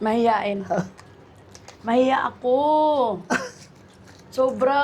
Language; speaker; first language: Filipino; non-native, local second language; Cebuano